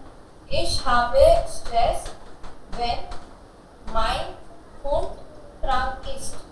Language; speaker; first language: German; non-native, learner; Hindi